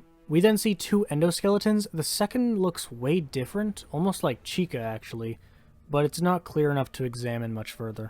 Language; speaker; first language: English; native; English